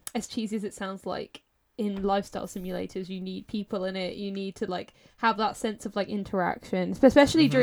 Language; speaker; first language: English; native; English